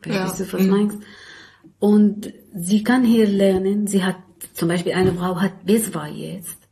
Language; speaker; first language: German; non-native, learner; Arabic